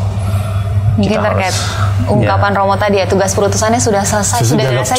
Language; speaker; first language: Indonesian; native; Indonesian